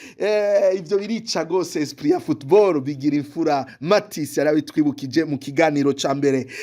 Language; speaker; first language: Rundi; native; Rundi